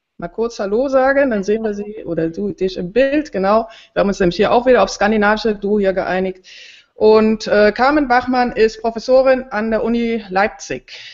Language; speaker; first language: German; native; German